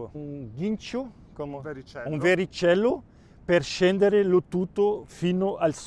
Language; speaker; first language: Italian; non-native, local second language; Spanish